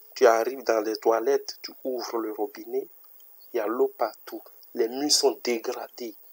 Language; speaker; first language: French; native; French